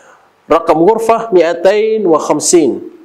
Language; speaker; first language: Arabic; non-native, learner; Indonesian